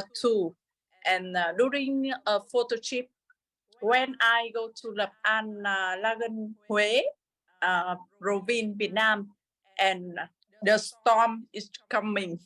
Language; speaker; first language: English; non-native, learner; Vietnamese